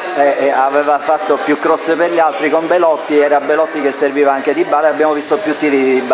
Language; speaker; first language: Italian; native; Italian